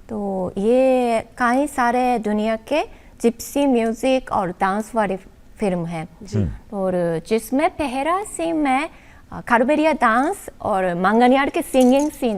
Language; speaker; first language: Hindi; non-native, learner; Japanese